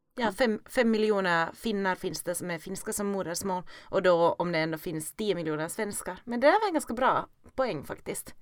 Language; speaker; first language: Swedish; native; Swedish